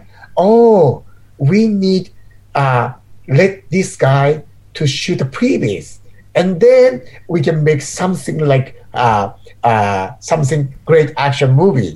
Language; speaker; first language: English; non-native, learner; Japanese